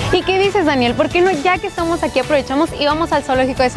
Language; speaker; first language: Spanish; native; Spanish